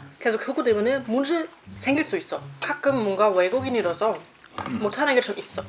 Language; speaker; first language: Korean; non-native, fluent; German